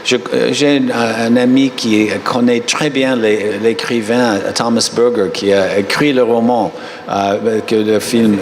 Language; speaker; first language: French; non-native, fluent; English